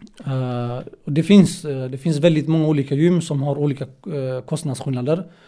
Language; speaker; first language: Swedish; early bilingual, other home language; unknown